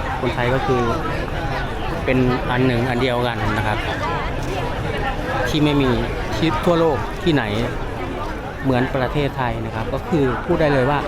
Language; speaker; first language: Thai; native; Thai